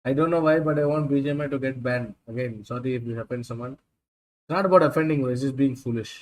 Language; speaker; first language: English; non-native, local second language; Hindi